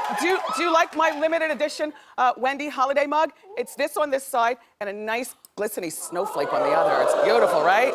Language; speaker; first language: English; native; English